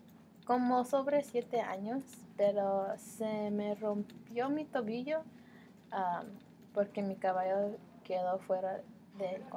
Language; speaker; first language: Spanish; non-native, learner; English